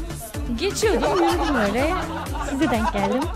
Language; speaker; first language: Turkish; non-native, learner; German